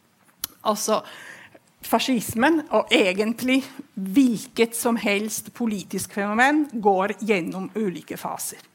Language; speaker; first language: Norwegian; non-native, fluent; Italian